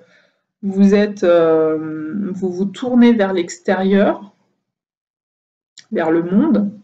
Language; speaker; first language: French; native; French